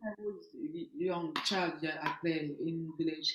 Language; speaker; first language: English; non-native, learner; French